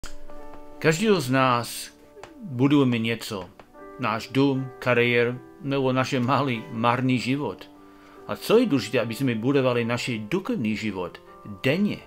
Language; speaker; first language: Czech; non-native, fluent; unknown